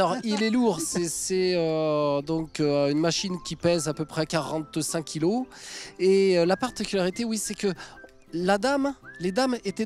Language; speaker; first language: French; native; French